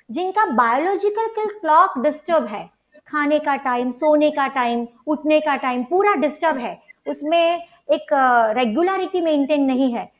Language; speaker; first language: Hindi; non-native, local second language; Gujarati